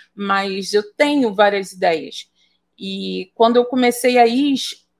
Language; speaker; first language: Portuguese; native; Portuguese